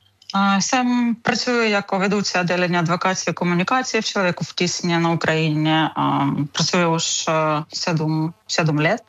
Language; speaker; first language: Czech; non-native, fluent; Ukrainian